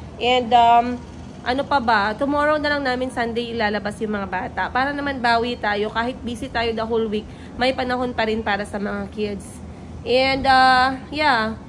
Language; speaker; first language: Filipino; non-native, local second language; Cebuano